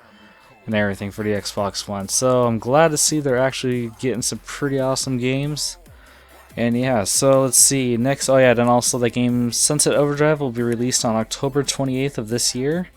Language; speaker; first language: English; native; English